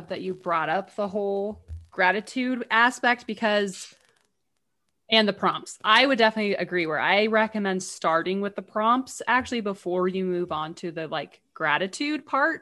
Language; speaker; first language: English; native; English